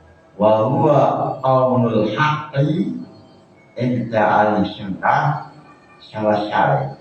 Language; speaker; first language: Arabic; non-native, fluent; Indonesian